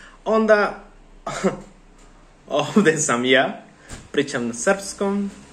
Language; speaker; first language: Serbian; non-native, learner; Spanish